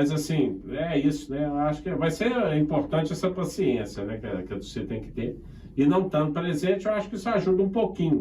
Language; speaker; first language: Portuguese; native; Portuguese